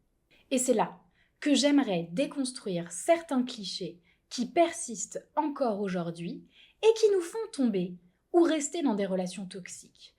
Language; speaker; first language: French; native; French